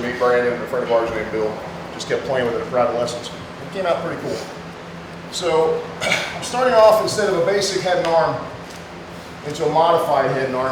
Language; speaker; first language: English; native; English